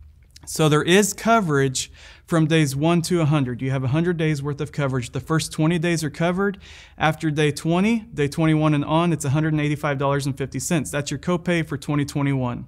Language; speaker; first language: English; native; English